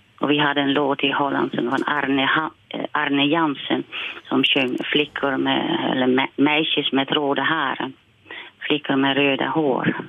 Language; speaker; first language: Swedish; non-native, fluent; Dutch